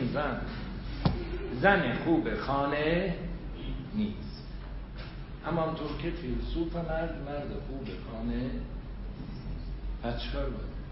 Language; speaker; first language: Persian; non-native, local second language; Azerbaijani